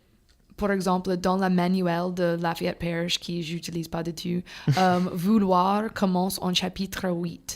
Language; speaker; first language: French; non-native, fluent; English